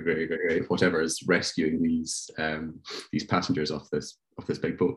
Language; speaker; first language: English; native; English